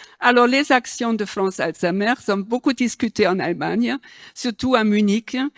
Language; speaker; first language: French; non-native, fluent; German